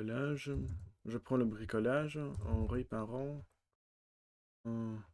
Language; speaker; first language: French; non-native, learner; Russian